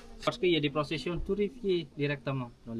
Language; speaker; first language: French; non-native, learner; Balinese